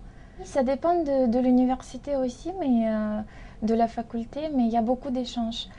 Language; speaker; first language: French; non-native, fluent; Russian